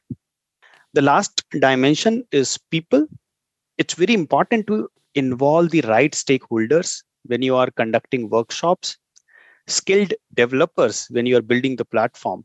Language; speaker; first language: English; non-native, local second language; Hindi